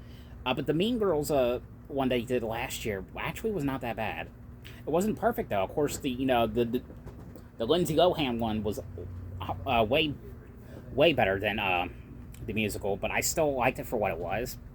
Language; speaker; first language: English; native; English